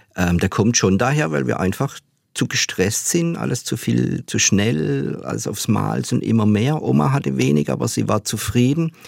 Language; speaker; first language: German; native; German